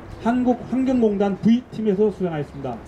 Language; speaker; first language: Korean; native; Korean